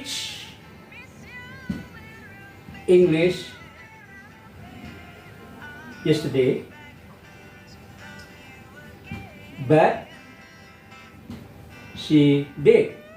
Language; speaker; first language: English; non-native, fluent; Indonesian